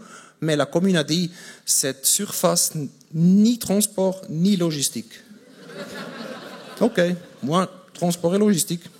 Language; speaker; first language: French; non-native, fluent; German